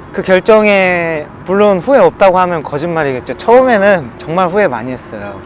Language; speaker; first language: Korean; native; Korean